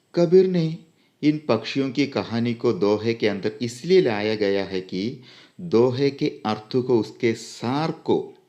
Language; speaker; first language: Hindi; non-native, local second language; Malayalam